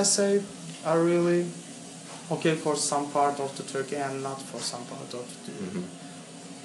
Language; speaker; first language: English; non-native, fluent; Turkish